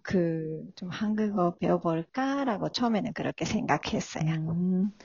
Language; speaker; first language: Korean; non-native, fluent; Japanese